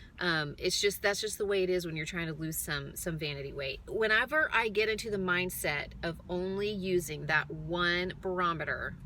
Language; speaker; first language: English; native; English